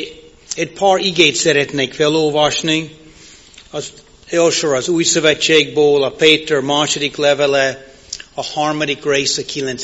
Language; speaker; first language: Hungarian; non-native, fluent; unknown